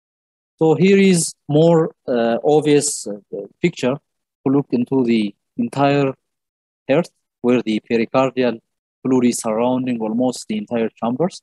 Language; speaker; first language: English; non-native, local second language; Amharic